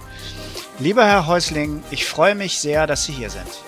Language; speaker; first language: German; native; German